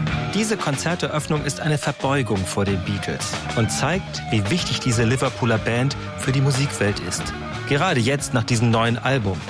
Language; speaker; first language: German; native; German